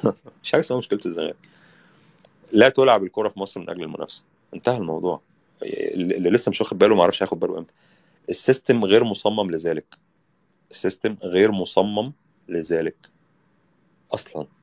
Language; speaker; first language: Arabic; native; Arabic